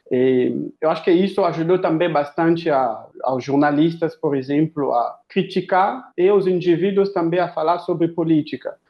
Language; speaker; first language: Portuguese; non-native, fluent; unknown